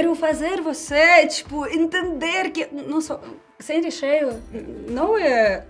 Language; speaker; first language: Portuguese; non-native, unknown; Russian